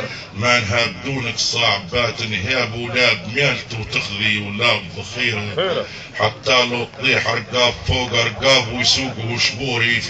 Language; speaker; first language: Arabic; native; Arabic